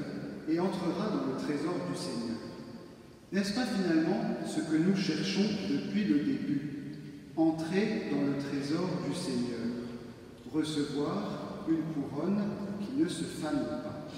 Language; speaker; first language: French; native; French